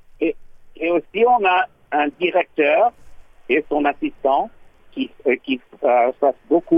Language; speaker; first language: French; non-native, learner; English